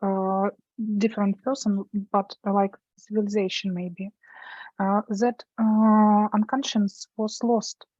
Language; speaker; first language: English; non-native, learner; Russian